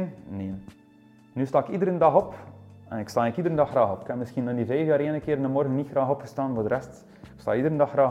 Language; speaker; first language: Dutch; native; Dutch